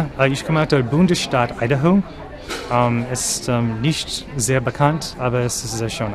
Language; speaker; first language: German; non-native, learner; English